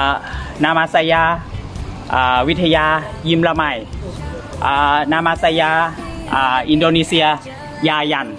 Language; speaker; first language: Indonesian; non-native, learner; Thai